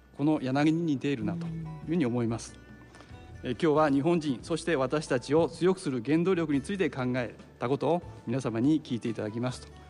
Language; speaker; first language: Japanese; native; Japanese